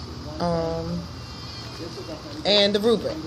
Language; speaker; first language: English; native; English